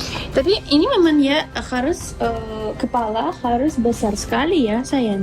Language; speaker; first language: Indonesian; non-native, learner; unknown